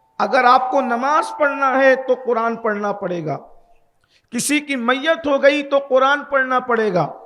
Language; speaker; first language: Urdu; native; Urdu